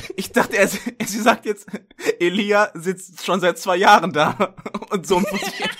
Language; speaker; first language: German; native; German